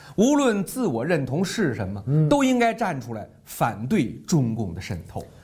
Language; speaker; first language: Chinese; native; Chinese